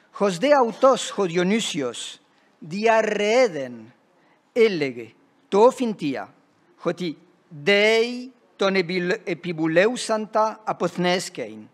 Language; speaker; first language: Greek; non-native, fluent; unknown